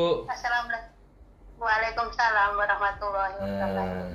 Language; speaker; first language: Indonesian; non-native, local second language; Javanese